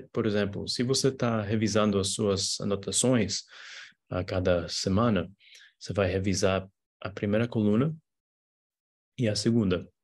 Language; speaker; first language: Portuguese; non-native, fluent; English